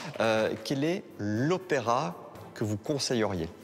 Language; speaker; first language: French; native; French